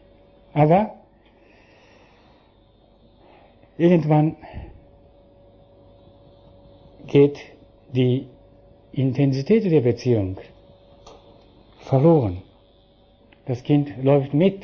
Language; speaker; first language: German; non-native, fluent; Japanese